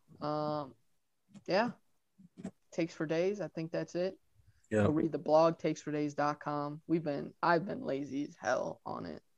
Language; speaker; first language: English; native; English